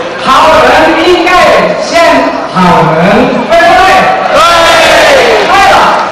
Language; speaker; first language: Chinese; non-native, local second language; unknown